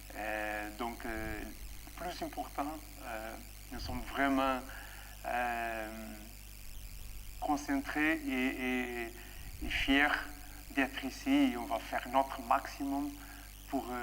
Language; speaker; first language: French; non-native, fluent; Portuguese